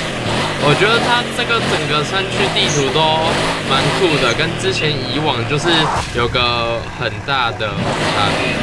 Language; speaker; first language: Chinese; native; Chinese